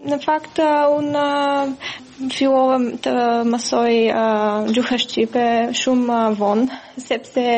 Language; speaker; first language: Albanian; non-native, learner; Bulgarian